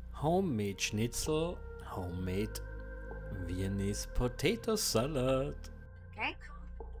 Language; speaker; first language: English; non-native, fluent; German